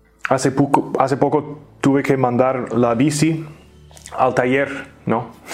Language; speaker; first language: Spanish; native; Spanish